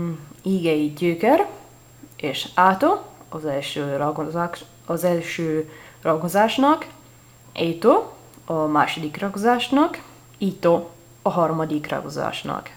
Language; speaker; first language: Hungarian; non-native, learner; Italian